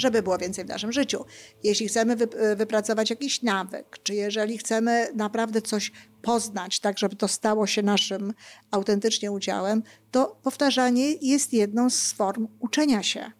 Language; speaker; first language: Polish; native; Polish